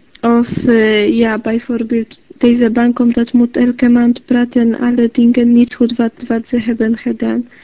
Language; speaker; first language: Dutch; non-native, learner; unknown